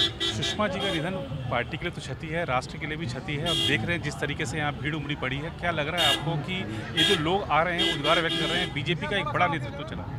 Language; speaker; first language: Hindi; native; Hindi